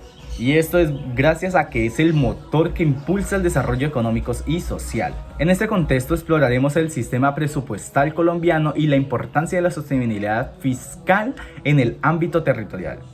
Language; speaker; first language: Spanish; native; Spanish